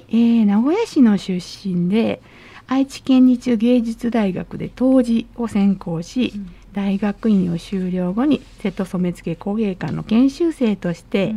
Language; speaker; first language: Japanese; native; Japanese